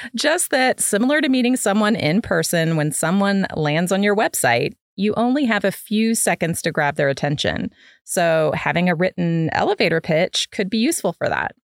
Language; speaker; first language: English; native; English